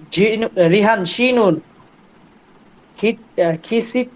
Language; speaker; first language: Korean; non-native, learner; Bangla